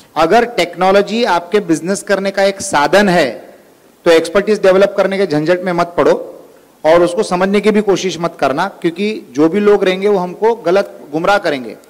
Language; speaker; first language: Hindi; non-native, local second language; Marathi